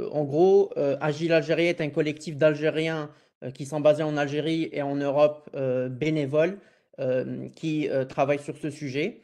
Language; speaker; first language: French; non-native, local second language; Arabic